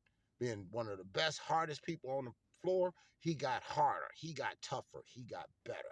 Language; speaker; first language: English; native; English